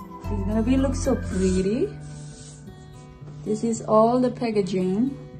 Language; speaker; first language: English; non-native, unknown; Indonesian